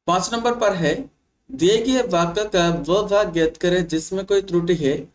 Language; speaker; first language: Hindi; non-native, local second language; Bangla